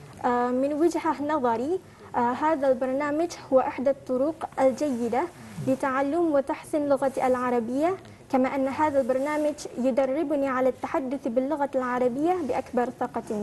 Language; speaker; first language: Arabic; non-native, learner; Malay